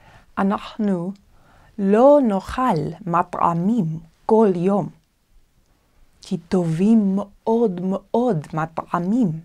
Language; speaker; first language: Hebrew; non-native, fluent; Korean